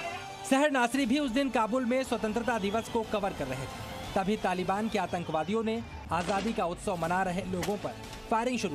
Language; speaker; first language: Hindi; native; Hindi